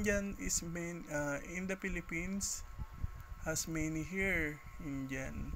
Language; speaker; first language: English; non-native, learner; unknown